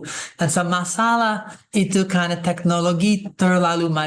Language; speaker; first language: Indonesian; non-native, fluent; English